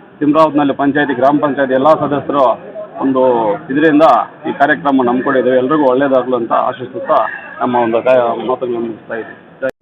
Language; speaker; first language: Kannada; native; Kannada